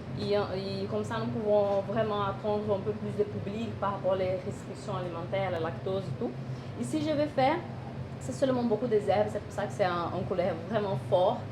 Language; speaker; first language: French; non-native, fluent; Portuguese